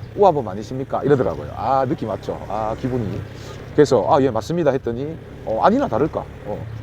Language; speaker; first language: Korean; native; Korean